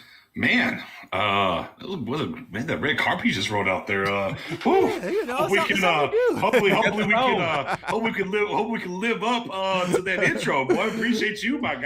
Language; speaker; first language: English; native; English